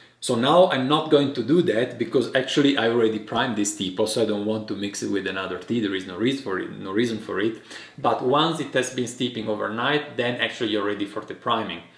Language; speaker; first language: English; non-native, fluent; Italian